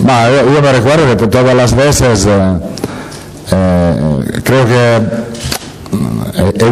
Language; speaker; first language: Spanish; non-native, fluent; Italian